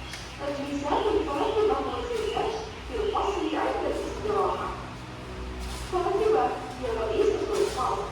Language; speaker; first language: Arabic; non-native, learner; Indonesian